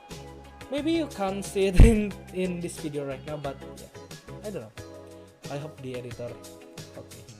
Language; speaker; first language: English; non-native, learner; Indonesian